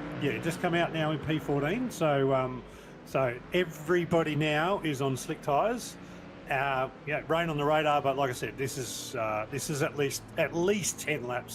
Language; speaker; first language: English; native; English